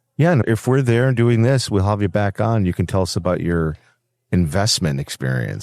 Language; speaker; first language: English; native; English